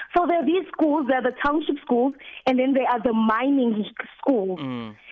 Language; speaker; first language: English; non-native, local second language; Southern Sotho